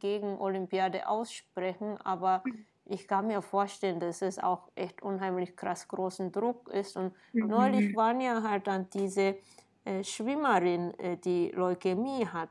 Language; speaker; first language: German; non-native, fluent; Japanese